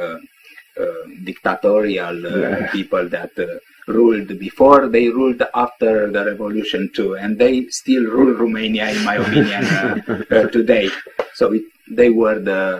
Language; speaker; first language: English; non-native, fluent; Romanian